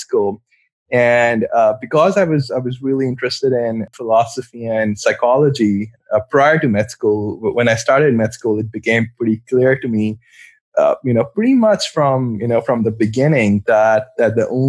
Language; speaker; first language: English; non-native, local second language; Urdu